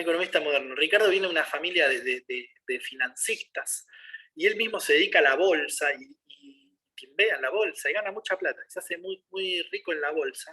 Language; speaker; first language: Spanish; native; Spanish